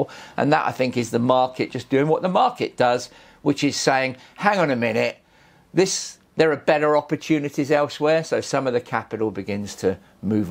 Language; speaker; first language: English; native; English